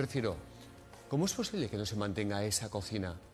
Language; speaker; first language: Spanish; native; Spanish